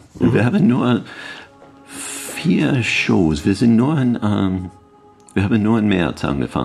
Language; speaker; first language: German; non-native, learner; English